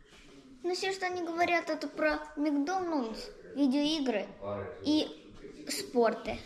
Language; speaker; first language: Russian; early bilingual, heritage; Russian